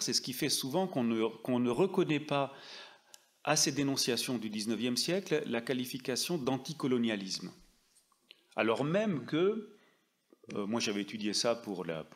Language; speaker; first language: French; native; French